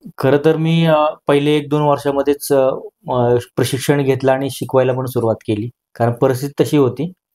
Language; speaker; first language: Marathi; native; Marathi